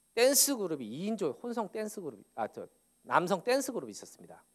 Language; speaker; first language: Korean; native; Korean